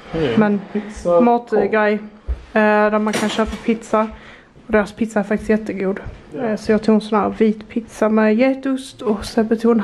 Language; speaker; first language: Swedish; native; Swedish